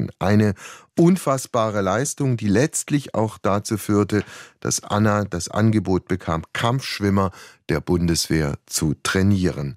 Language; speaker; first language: German; native; German